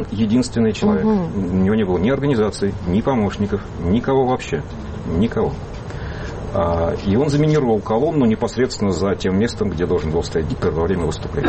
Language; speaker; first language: Russian; native; Russian